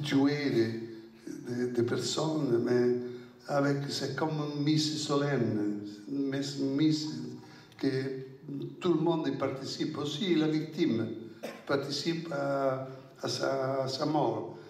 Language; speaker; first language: French; non-native, fluent; Italian